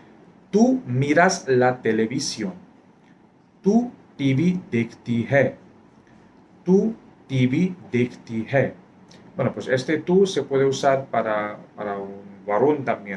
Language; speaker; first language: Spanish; non-native, fluent; Hindi